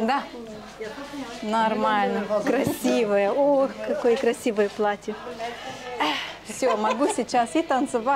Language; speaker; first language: Russian; non-native, local second language; Romanian